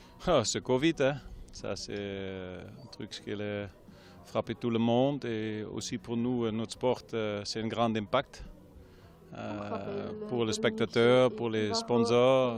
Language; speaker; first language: French; non-native, fluent; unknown